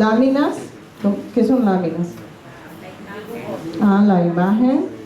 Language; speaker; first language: Spanish; non-native, fluent; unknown